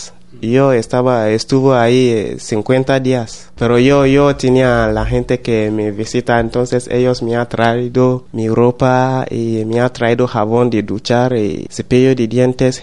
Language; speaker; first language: Spanish; non-native, learner; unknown